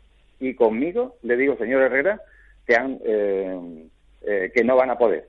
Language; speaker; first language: Spanish; native; Spanish